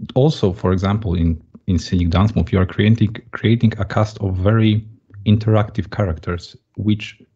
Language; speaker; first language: English; non-native, fluent; Polish